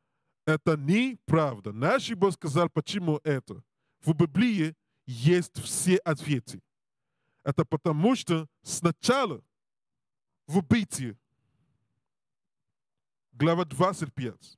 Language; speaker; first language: Russian; non-native, learner; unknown